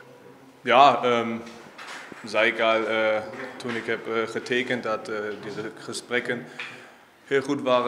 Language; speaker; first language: Dutch; non-native, fluent; German